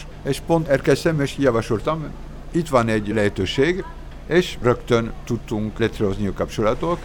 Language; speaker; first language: Hungarian; non-native, learner; French